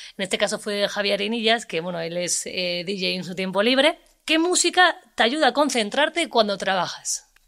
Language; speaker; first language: Spanish; native; Spanish